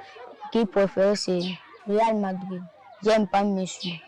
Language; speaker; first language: French; non-native, local second language; Lingala